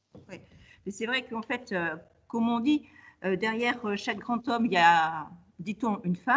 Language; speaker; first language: French; native; French